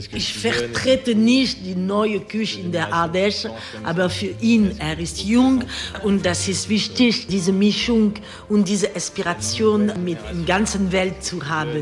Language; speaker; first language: German; non-native, fluent; French